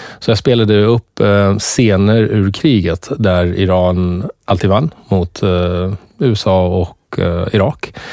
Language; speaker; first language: Swedish; early bilingual, other home language; Persian